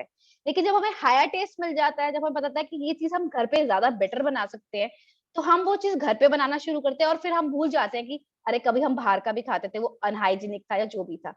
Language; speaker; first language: Hindi; native; Hindi